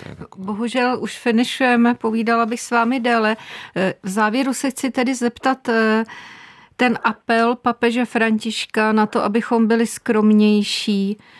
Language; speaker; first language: Czech; native; Czech